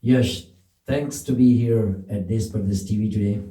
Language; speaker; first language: English; non-native, local second language; Gujarati